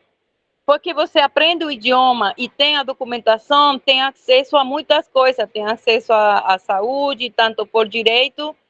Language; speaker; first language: Portuguese; non-native, fluent; Spanish